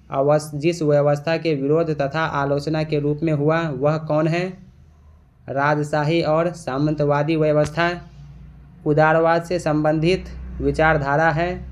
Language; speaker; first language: Hindi; native; Hindi